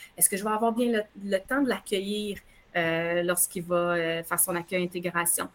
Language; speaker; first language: French; native; French